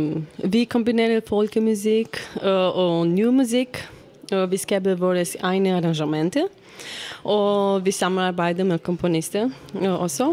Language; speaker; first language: Danish; non-native, learner; Romanian